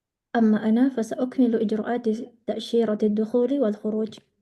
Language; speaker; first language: Arabic; non-native, learner; Indonesian